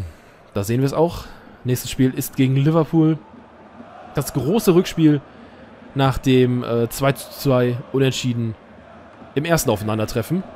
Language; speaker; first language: German; native; German